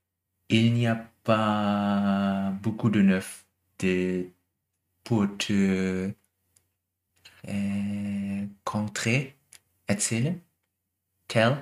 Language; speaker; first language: French; non-native, learner; German